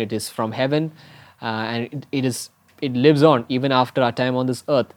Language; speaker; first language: English; non-native, local second language; Malayalam